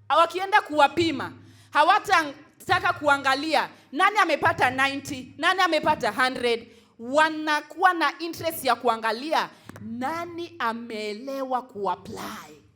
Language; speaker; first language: Swahili; non-native, local second language; Luo (Kenya and Tanzania)